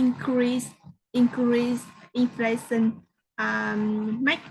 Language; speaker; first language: English; non-native, learner; Vietnamese